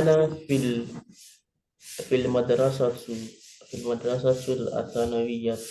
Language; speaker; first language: Arabic; non-native, learner; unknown